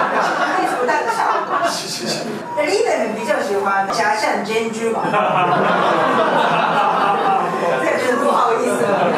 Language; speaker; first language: Chinese; non-native, fluent; Japanese